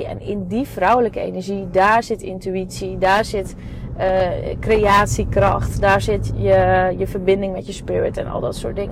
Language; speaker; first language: Dutch; native; Dutch